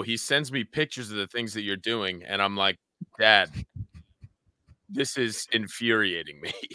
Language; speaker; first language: English; early bilingual, other home language; Spanish